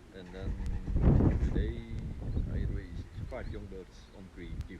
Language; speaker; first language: English; non-native, learner; Dutch